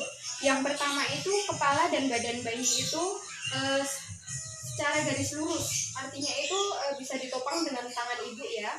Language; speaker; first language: Indonesian; native; Indonesian